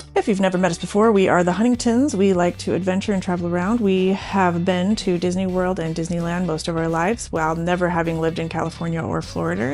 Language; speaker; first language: English; native; English